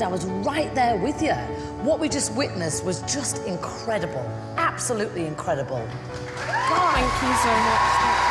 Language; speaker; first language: English; native; English